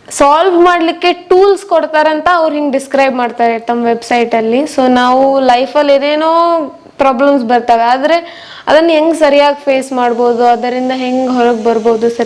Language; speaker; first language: Kannada; non-native, local second language; Marwari